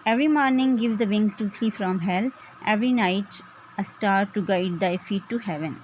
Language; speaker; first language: English; non-native, local second language; Urdu